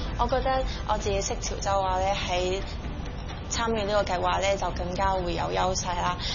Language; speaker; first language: Cantonese; non-native, local second language; Min Nan Chinese